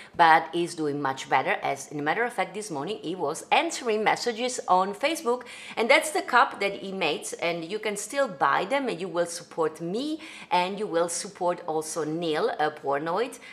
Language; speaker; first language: English; non-native, fluent; Italian